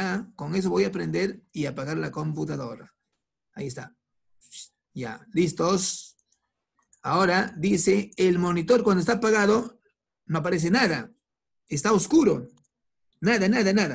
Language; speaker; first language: Spanish; native; Spanish